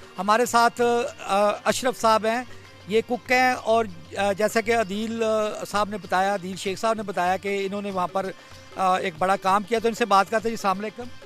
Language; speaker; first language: Urdu; non-native, local second language; Punjabi